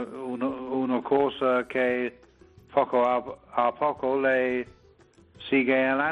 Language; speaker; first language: Spanish; non-native, learner; English